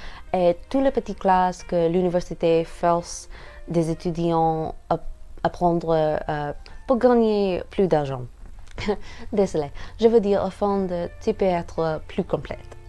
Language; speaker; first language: French; non-native, learner; English